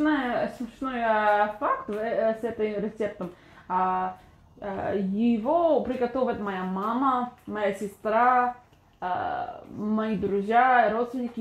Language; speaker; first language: Russian; non-native, fluent; English